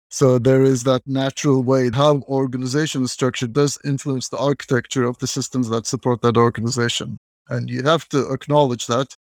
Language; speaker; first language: English; non-native, fluent; Turkish